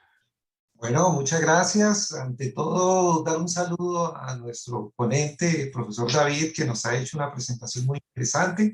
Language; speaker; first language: Spanish; native; Spanish